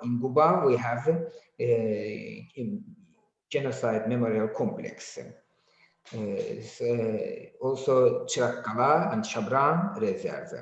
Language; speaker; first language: English; non-native, learner; Azerbaijani